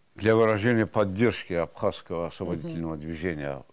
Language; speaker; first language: Russian; non-native, local second language; Avaric